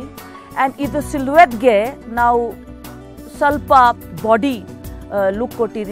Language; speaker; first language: Kannada; non-native, local second language; Hindi